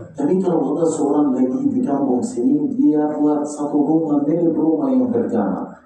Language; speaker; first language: Malay; non-native, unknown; Arabic